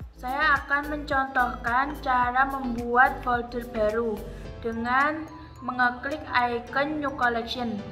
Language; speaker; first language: Indonesian; native; Indonesian